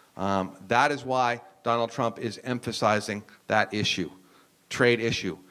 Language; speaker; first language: English; native; English